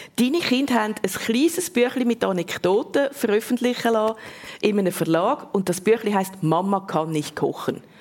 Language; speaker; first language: German; native; German